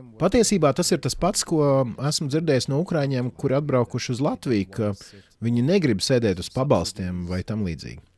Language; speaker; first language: Latvian; native; Latvian